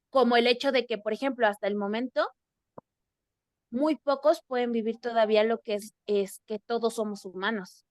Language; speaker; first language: Spanish; native; Spanish